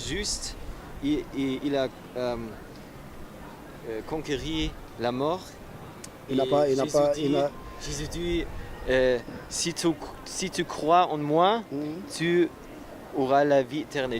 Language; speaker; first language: French; non-native, learner; German